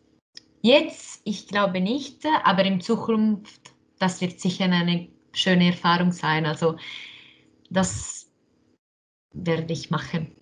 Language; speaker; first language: German; non-native, local second language; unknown